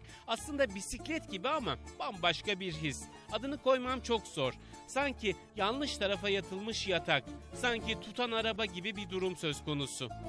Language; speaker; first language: Turkish; native; Turkish